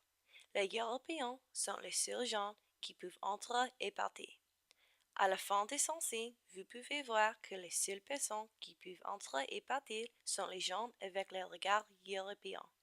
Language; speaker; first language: French; non-native, learner; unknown